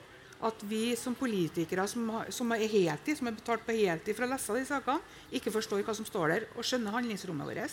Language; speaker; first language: Norwegian; native; Norwegian